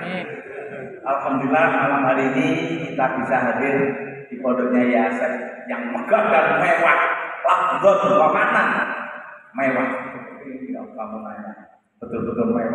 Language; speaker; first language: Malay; non-native, local second language; Javanese